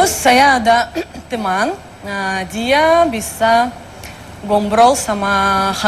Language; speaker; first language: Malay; non-native, learner; Russian